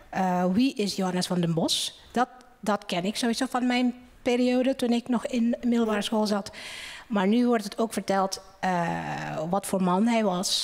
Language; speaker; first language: Dutch; non-native, fluent; Indonesian